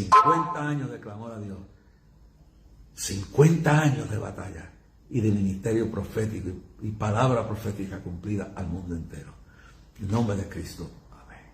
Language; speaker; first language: Spanish; native; Spanish